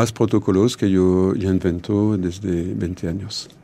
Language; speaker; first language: Spanish; non-native, learner; French